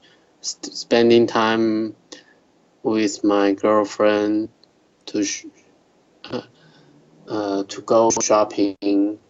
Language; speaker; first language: English; non-native, learner; Chinese